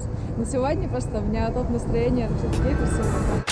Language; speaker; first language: Russian; native; Russian